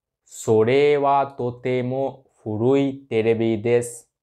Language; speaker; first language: Japanese; non-native, fluent; Hindi